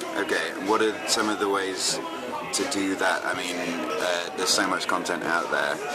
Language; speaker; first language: English; native; English